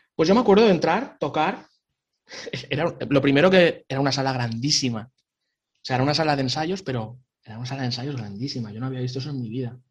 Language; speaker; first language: Spanish; native; Spanish